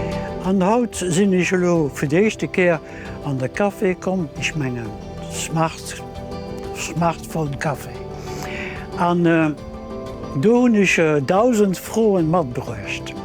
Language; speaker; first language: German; non-native, local second language; Luxembourgish